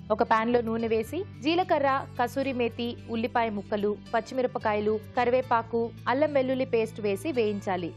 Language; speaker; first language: Telugu; native; Telugu